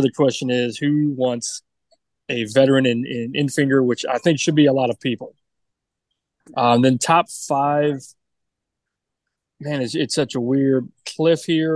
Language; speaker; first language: English; native; English